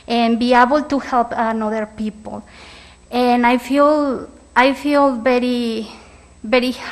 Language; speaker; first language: English; non-native, learner; Spanish